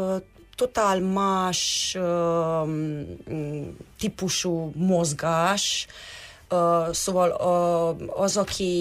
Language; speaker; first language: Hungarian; non-native, local second language; Romanian